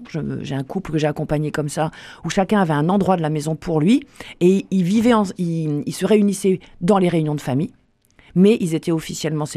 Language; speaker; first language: French; native; French